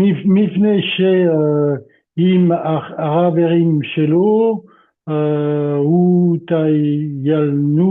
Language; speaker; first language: Hebrew; non-native, learner; French